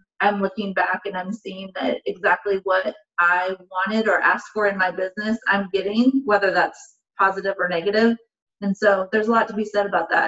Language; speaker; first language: English; native; English